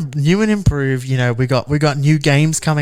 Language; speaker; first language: English; native; English